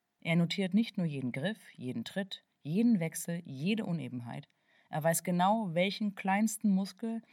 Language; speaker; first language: German; native; German